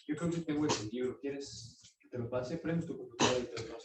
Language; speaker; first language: Spanish; native; Spanish